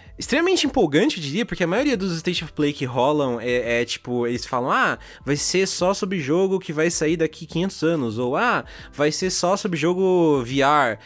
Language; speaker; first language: Portuguese; native; Portuguese